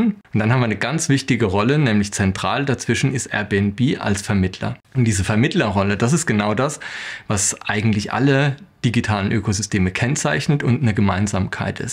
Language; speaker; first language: German; native; German